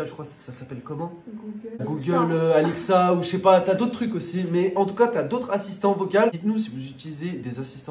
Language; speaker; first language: French; native; French